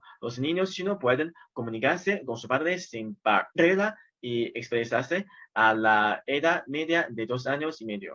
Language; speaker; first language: Spanish; non-native, fluent; Chinese